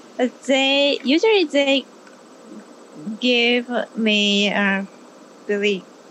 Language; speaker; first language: English; non-native, learner; Japanese